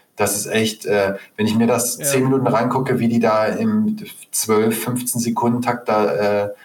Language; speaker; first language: German; native; German